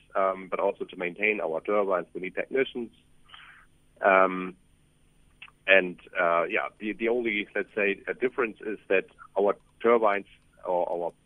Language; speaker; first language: English; non-native, fluent; German